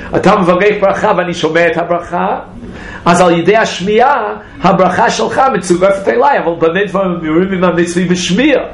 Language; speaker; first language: Hebrew; non-native, fluent; English